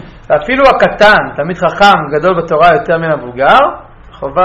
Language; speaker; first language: Hebrew; non-native, fluent; English